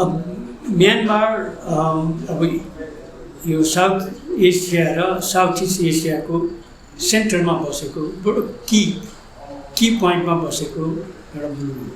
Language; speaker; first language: Nepali; native; Nepali